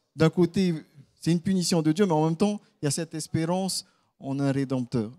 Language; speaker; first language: French; native; French